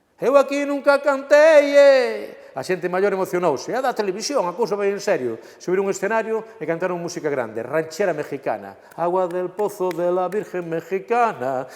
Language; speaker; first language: Galician; native; Galician